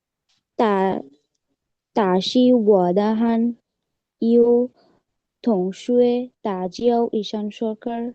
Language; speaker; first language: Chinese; non-native, learner; Bangla